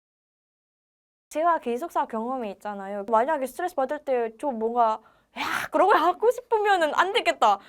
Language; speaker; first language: Korean; non-native, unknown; Indonesian